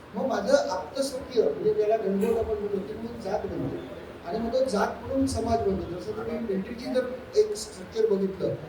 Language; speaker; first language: Marathi; native; Marathi